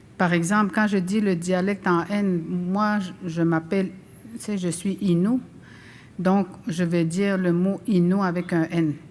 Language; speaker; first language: French; non-native, local second language; Innu-aimun